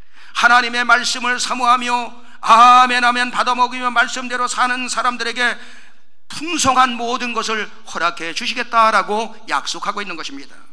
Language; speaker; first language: Korean; native; Korean